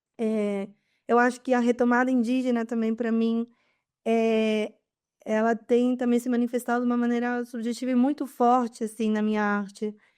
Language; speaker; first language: Portuguese; non-native, fluent; Spanish